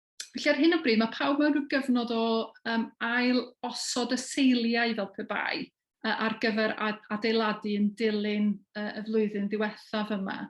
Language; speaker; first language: Welsh; native; Welsh